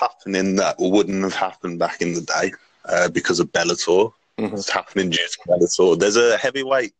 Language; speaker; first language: English; native; English